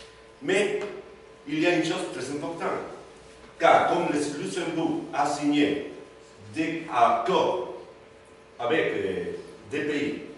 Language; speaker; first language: French; non-native, learner; Spanish